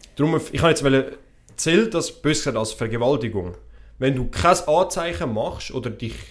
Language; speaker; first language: German; early bilingual, other home language; Italian